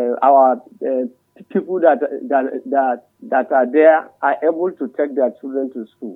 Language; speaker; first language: English; non-native, local second language; Hausa